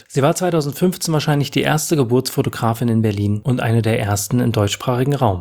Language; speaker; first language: German; native; German